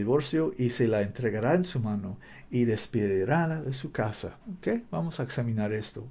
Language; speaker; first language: Spanish; non-native, learner; English